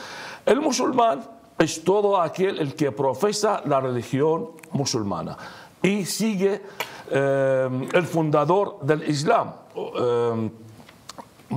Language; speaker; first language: Spanish; non-native, fluent; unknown